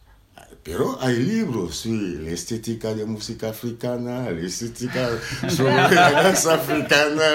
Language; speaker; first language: Spanish; non-native, learner; Lingala